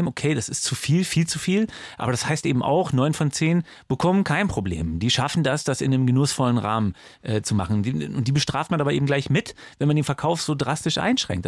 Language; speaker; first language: German; native; German